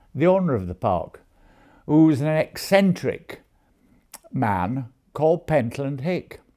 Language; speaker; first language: English; native; English